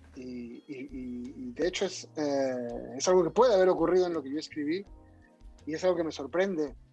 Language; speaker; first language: Spanish; native; Spanish